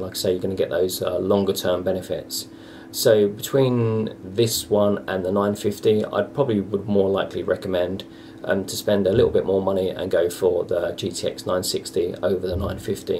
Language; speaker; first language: English; native; English